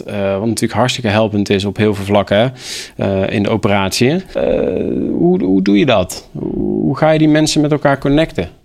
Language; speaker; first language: Dutch; native; Dutch